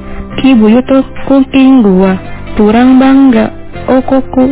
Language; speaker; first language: Japanese; non-native, fluent; Indonesian